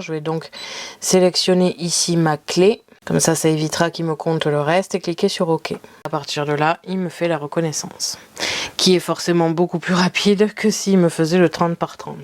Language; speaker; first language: French; native; French